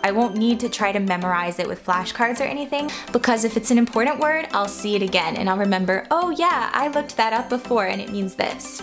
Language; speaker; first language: English; native; English